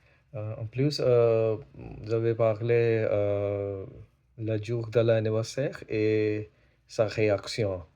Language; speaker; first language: French; non-native, learner; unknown